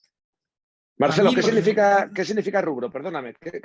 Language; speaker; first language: Spanish; native; Spanish